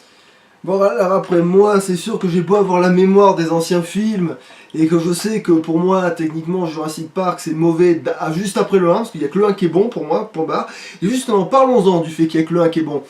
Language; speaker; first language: French; native; French